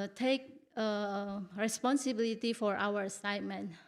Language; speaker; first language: English; non-native, learner; Indonesian